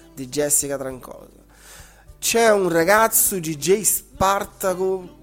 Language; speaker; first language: Italian; non-native, fluent; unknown